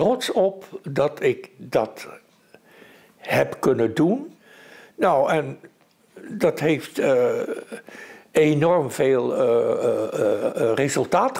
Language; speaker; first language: Dutch; native; Dutch